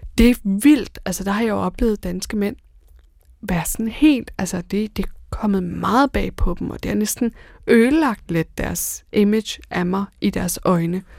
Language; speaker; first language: Danish; early bilingual, other home language; Persian